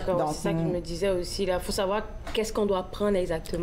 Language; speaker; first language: French; native; French